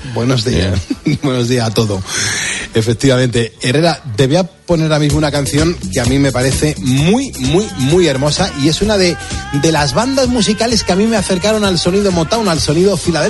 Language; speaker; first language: Spanish; native; Spanish